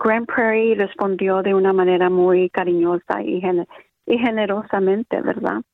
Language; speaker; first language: Spanish; early bilingual, other home language; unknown